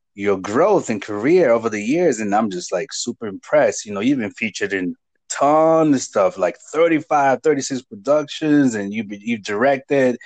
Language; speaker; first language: English; non-native, local second language; Igbo